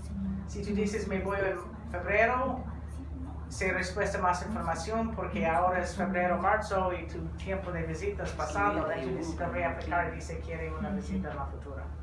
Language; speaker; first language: Spanish; non-native, learner; English